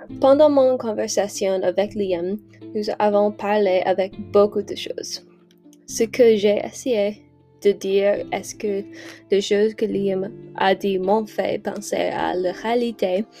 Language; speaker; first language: French; non-native, learner; English